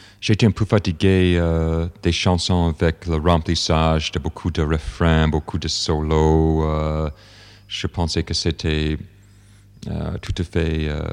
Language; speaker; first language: French; non-native, fluent; English